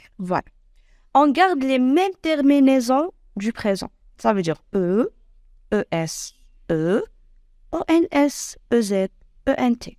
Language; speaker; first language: French; non-native, local second language; Arabic